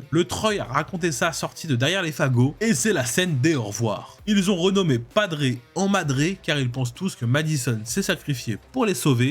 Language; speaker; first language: French; native; French